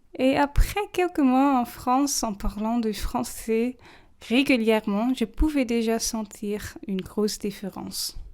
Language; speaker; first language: French; non-native, fluent; English